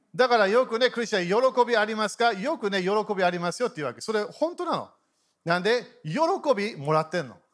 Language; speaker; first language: Japanese; native; Japanese